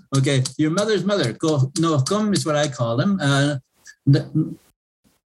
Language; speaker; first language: English; non-native, fluent; Cree